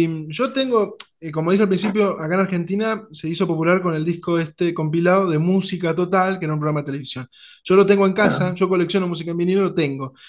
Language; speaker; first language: Spanish; native; Spanish